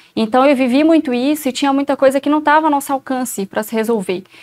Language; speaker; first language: Portuguese; native; Portuguese